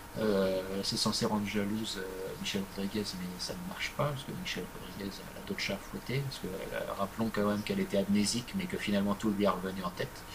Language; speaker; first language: French; native; French